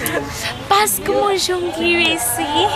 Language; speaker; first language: French; non-native, learner; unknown